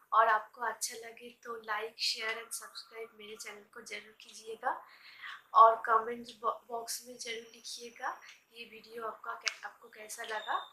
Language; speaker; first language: Hindi; non-native, local second language; Bangla